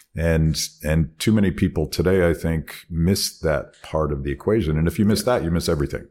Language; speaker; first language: English; native; English